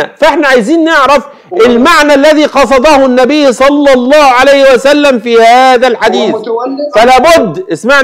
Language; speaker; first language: Arabic; native; Arabic